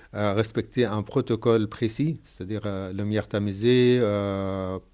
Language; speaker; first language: French; non-native, fluent; Arabic